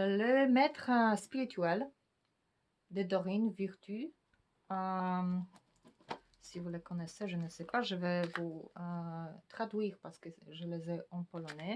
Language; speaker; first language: French; non-native, fluent; Polish